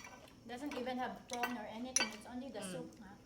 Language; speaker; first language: English; non-native, local second language; Filipino